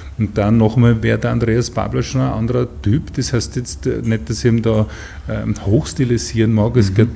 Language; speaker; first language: German; native; German